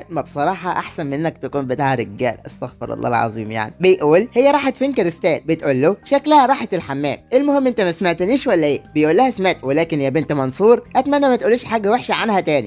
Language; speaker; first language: Arabic; native; Arabic